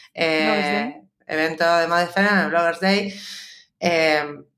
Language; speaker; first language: Spanish; native; Spanish